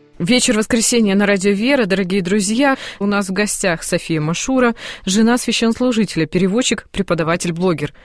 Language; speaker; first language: Russian; native; Russian